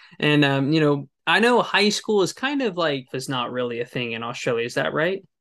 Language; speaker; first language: English; native; English